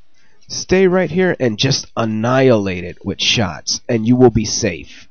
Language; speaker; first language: English; native; English